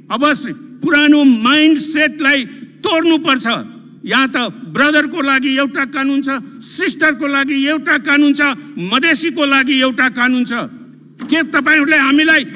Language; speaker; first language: Nepali; non-native, local second language; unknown